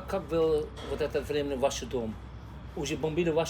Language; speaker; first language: Russian; non-native, learner; Dutch